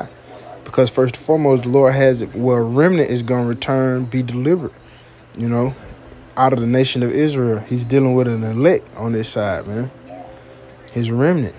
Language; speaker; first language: English; native; English